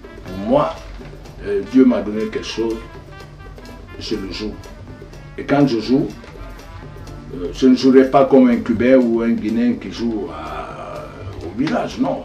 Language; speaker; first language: French; non-native, local second language; Mandingo